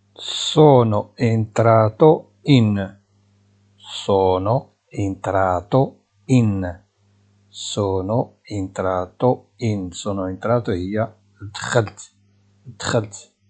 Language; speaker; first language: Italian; non-native, fluent; Arabic